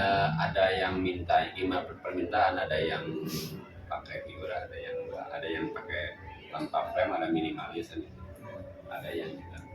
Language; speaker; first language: Indonesian; non-native, local second language; Sundanese